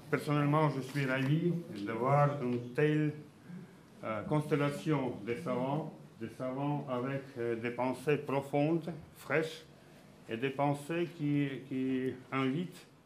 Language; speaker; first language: French; non-native, fluent; Russian